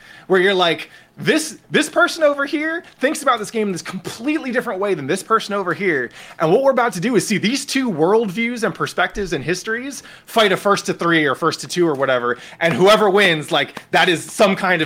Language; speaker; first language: English; native; English